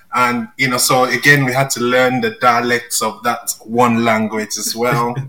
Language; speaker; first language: English; non-native, local second language; Yoruba